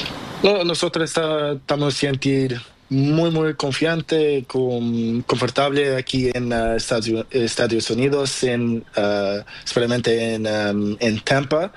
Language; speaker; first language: Spanish; non-native, learner; Portuguese